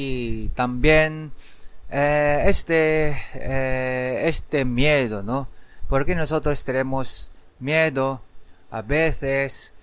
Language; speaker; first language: Spanish; non-native, learner; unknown